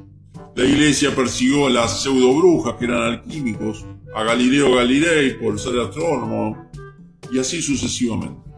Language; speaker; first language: Spanish; native; Spanish